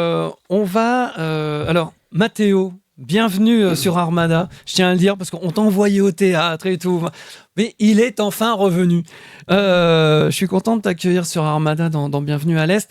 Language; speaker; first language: French; native; French